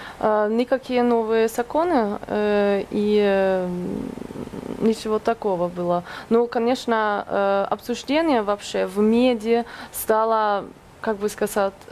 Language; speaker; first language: Russian; non-native, fluent; Norwegian